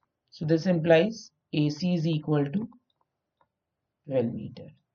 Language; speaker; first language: English; non-native, local second language; Hindi